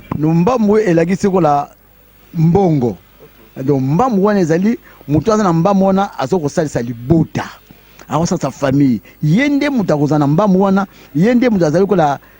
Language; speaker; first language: Lingala; non-native, local second language; Kongo